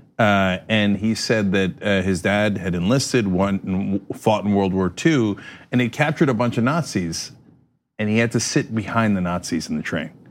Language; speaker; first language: English; early bilingual, other home language; Turkish